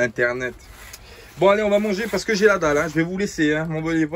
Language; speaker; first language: French; native; French